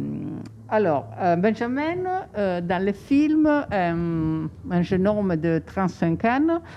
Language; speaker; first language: French; non-native, fluent; Italian